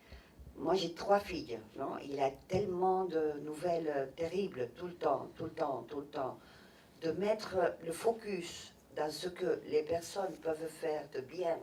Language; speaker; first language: French; non-native, fluent; Catalan